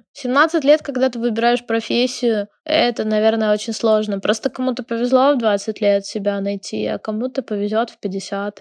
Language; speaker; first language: Russian; non-native, local second language; Ukrainian